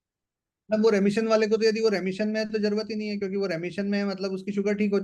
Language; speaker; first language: Hindi; native; Hindi